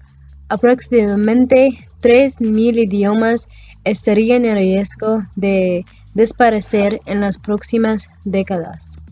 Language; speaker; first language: Spanish; non-native, learner; English